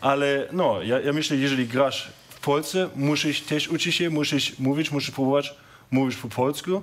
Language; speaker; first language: Polish; non-native, learner; German